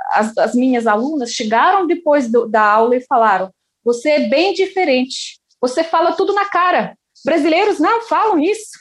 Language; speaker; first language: Portuguese; non-native, fluent; Russian